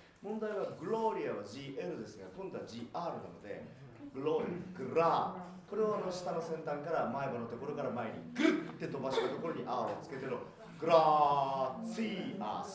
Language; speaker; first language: Japanese; native; Japanese